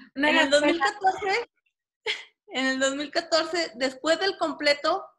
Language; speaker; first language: Spanish; native; Spanish